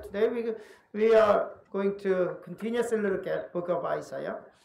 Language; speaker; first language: English; non-native, fluent; Korean